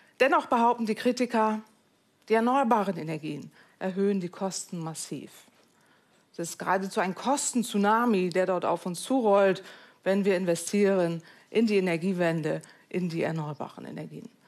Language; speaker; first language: German; native; German